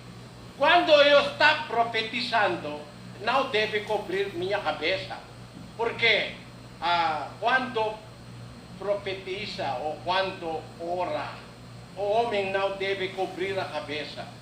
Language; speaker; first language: Portuguese; non-native, learner; Filipino